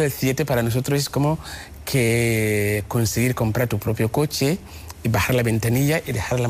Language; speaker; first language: Spanish; non-native, fluent; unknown